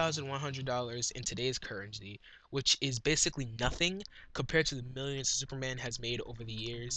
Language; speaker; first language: English; native; English